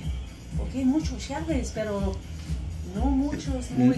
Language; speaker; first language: Spanish; non-native, learner; English